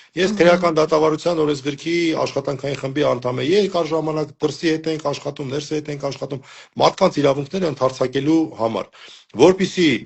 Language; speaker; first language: Armenian; native; Armenian